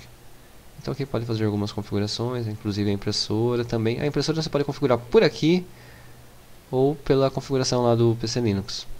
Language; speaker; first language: Portuguese; native; Portuguese